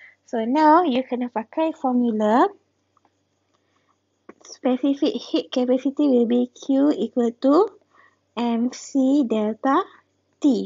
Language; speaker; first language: English; non-native, local second language; Malay